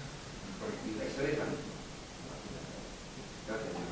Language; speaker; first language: Spanish; native; Spanish